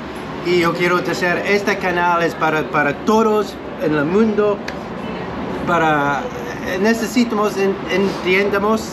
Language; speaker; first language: Spanish; non-native, learner; English